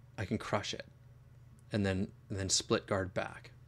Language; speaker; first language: English; native; English